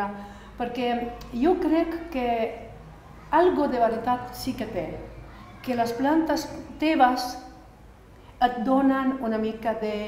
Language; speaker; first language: Catalan; non-native, fluent; Romanian